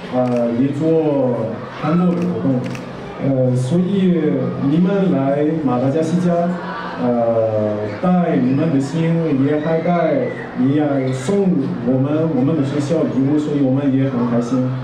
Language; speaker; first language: Chinese; non-native, fluent; Malagasy